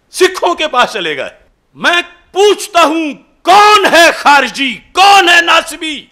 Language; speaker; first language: Urdu; non-native, local second language; Punjabi